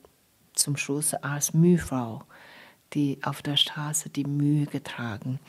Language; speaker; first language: German; non-native, fluent; Chinese